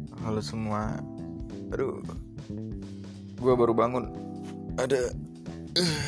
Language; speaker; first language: Indonesian; native; Indonesian